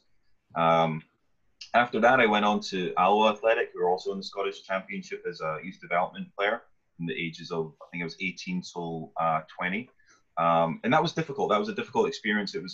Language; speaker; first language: English; native; English